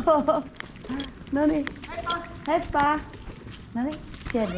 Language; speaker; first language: Finnish; non-native, learner; Waray